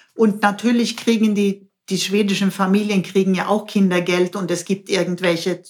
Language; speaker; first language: German; non-native, fluent; Swedish